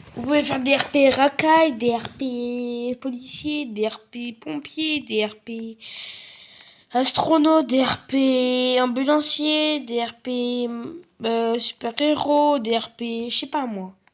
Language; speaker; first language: French; native; French